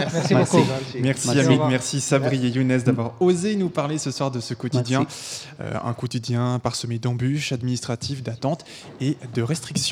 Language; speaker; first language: French; native; French